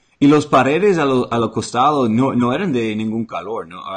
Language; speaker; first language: Spanish; non-native, learner; English